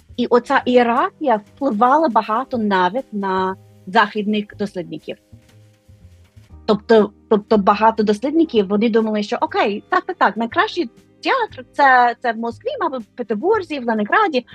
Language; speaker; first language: Ukrainian; non-native, fluent; English